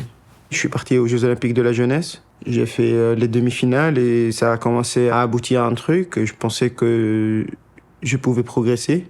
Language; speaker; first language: French; non-native, local second language; Arabic